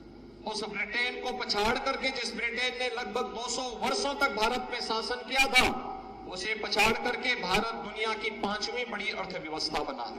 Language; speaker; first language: Hindi; native; Hindi